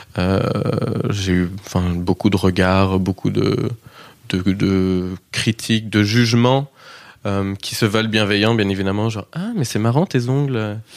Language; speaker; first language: French; early bilingual, heritage; French